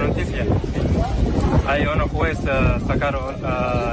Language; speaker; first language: Spanish; non-native, learner; Arabic